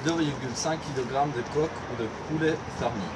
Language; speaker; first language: French; non-native, learner; Spanish